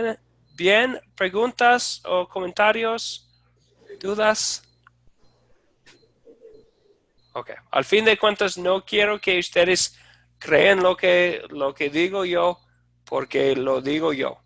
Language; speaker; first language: Spanish; non-native, fluent; English